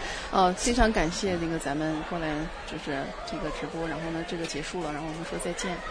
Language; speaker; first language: Chinese; native; Chinese